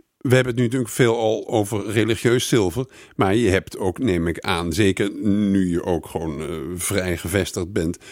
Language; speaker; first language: Dutch; native; Dutch